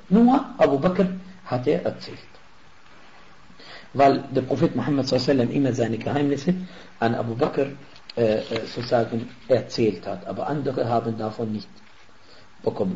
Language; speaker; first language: German; non-native, fluent; Arabic